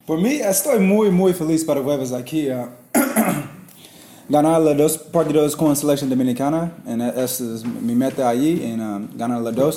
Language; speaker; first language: Spanish; non-native, learner; English